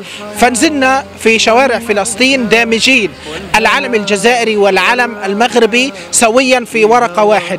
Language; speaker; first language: Arabic; native; Arabic